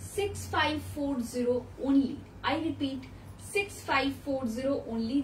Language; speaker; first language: Hindi; non-native, local second language; Bangla